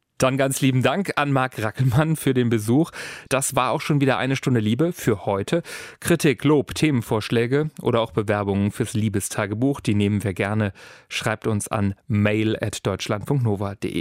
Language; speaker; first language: German; native; German